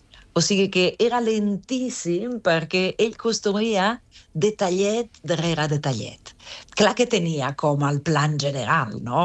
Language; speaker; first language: Catalan; non-native, fluent; Italian